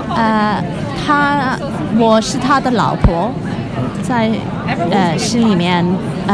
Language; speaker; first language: Chinese; early bilingual, other home language; Cantonese